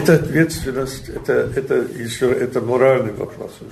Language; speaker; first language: Russian; non-native, learner; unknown